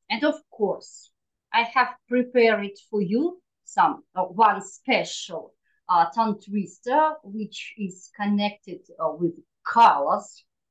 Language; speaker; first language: English; non-native, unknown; Russian